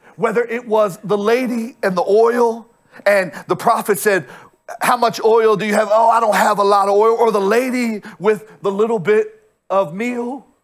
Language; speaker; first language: English; native; English